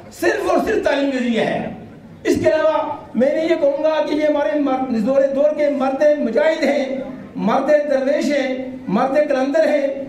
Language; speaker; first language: Urdu; non-native, local second language; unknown